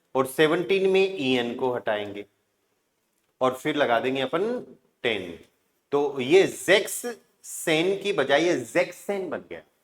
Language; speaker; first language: Hindi; native; Hindi